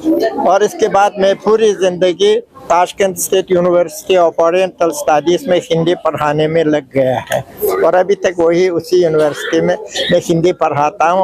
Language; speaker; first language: Hindi; non-native, fluent; Uzbek